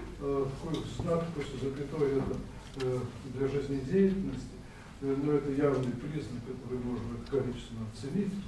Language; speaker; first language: Russian; native; Russian